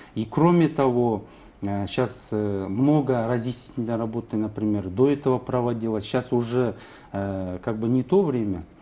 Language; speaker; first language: Russian; non-native, local second language; Kazakh